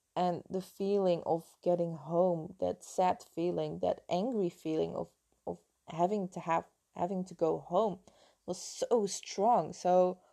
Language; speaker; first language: English; non-native, fluent; Dutch